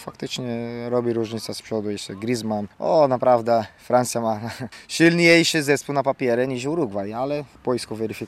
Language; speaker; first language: Polish; non-native, fluent; Portuguese